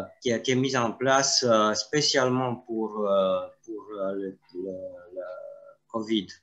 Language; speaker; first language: French; non-native, fluent; Romanian